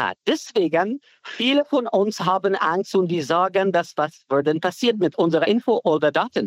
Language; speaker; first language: German; non-native, learner; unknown